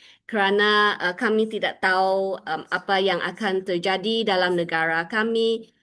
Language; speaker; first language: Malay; non-native, local second language; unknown